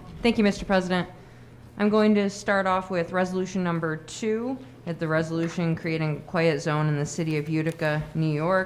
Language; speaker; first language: English; native; English